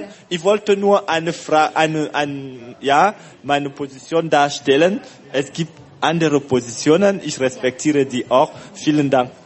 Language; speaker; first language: German; non-native, fluent; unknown